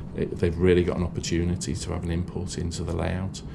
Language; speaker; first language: English; native; English